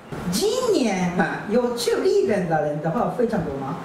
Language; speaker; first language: Chinese; non-native, learner; Japanese